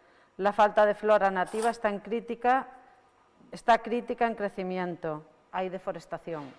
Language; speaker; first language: Spanish; native; Spanish